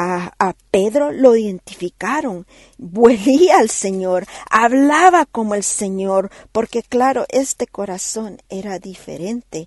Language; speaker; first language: Spanish; native; Spanish